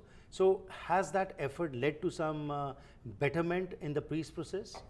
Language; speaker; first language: English; non-native, fluent; Punjabi